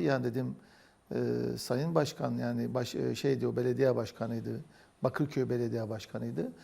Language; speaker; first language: Turkish; native; Turkish